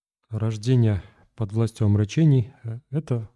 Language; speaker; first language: Russian; native; Russian